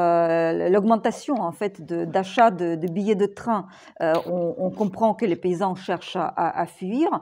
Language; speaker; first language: French; non-native, fluent; Ukrainian